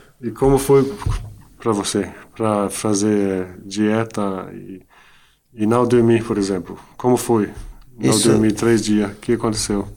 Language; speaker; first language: Portuguese; non-native, fluent; Dutch